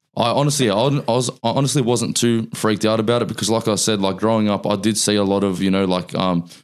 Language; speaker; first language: English; early bilingual, other home language; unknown